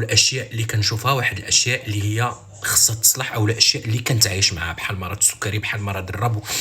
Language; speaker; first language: Arabic; native; Arabic